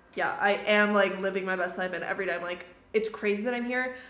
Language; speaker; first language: English; native; English